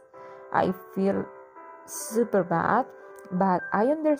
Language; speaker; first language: English; non-native, learner; Spanish